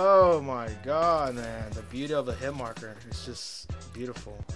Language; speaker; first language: English; native; English